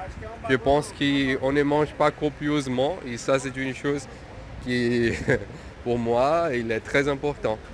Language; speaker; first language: French; non-native, fluent; Portuguese